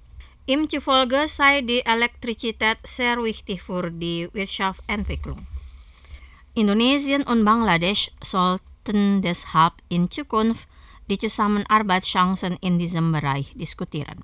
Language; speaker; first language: German; non-native, fluent; Indonesian